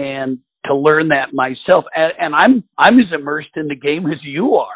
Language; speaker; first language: English; native; English